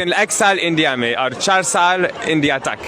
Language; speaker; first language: Hindi; non-native, learner; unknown